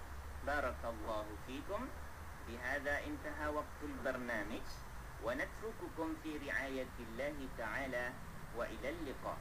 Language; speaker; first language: Arabic; non-native, fluent; Malay